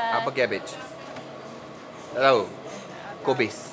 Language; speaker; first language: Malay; non-native, local second language; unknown